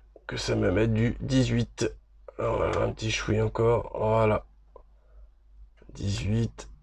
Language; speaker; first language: French; native; French